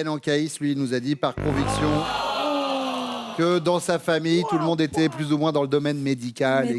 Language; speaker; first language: French; native; French